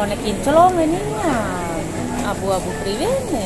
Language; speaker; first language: Indonesian; native; Indonesian